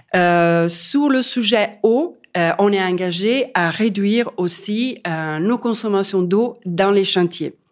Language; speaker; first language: French; non-native, fluent; Italian